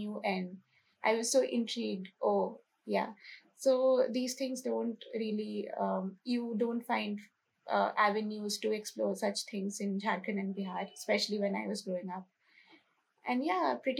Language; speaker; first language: English; non-native, local second language; Hindi